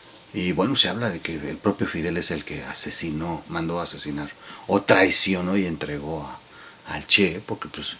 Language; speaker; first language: Spanish; native; Spanish